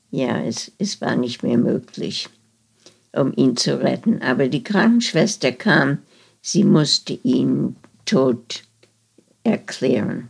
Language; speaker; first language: German; early bilingual, heritage; German